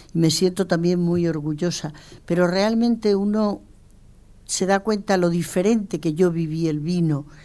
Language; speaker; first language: Spanish; native; Spanish